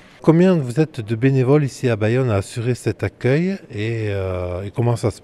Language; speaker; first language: French; native; French